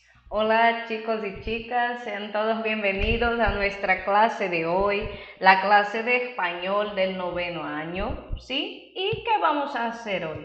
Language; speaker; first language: Spanish; non-native, fluent; Portuguese